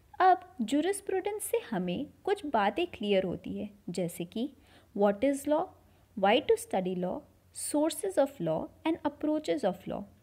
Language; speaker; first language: Hindi; native; Hindi